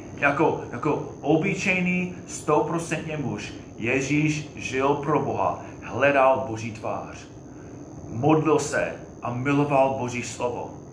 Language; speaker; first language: Czech; non-native, fluent; English